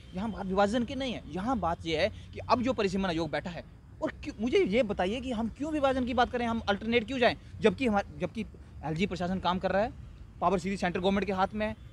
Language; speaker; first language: Hindi; native; Hindi